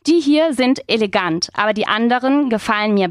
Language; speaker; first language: German; non-native, fluent; Spanish